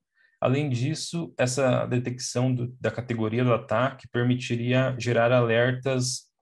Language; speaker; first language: Portuguese; native; Portuguese